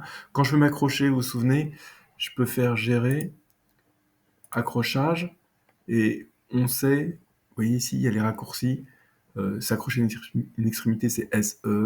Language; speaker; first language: French; native; French